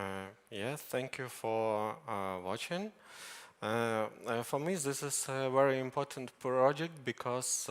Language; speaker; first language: English; non-native, learner; Ukrainian